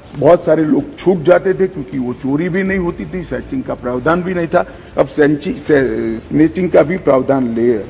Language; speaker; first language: Hindi; non-native, local second language; Gujarati